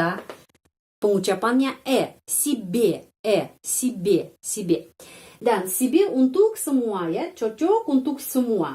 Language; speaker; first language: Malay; non-native, fluent; Russian